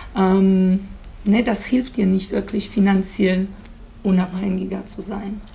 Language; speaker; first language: German; non-native, fluent; Polish